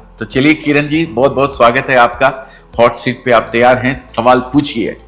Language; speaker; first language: Hindi; native; Hindi